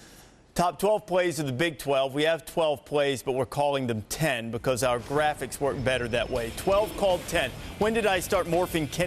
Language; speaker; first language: English; native; English